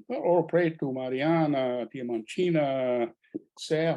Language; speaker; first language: Portuguese; non-native, fluent; English